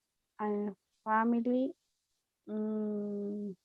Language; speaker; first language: English; non-native, learner; Spanish